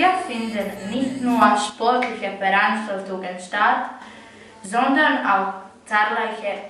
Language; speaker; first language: German; non-native, learner; Croatian